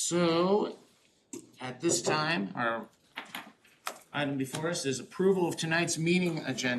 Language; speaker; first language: English; native; English